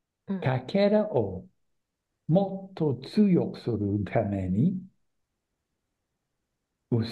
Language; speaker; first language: Japanese; non-native, learner; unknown